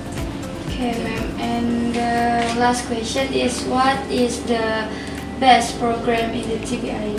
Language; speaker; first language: English; non-native, learner; Indonesian